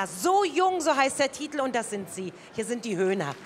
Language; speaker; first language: German; native; German